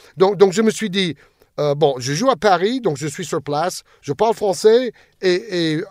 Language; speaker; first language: French; non-native, fluent; English